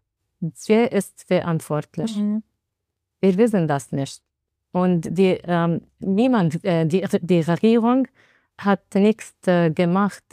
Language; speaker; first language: German; non-native, learner; Arabic